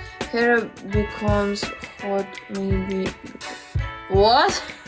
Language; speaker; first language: English; non-native, learner; Russian